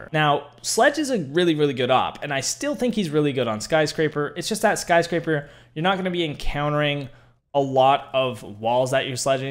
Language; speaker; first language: English; native; English